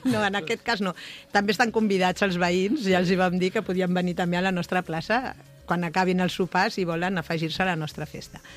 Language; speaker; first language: Catalan; native; Catalan